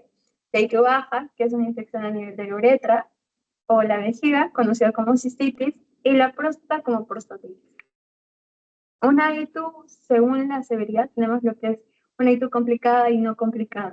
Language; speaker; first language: Spanish; native; Spanish